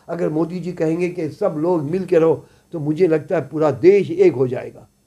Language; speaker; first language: Hindi; native; Hindi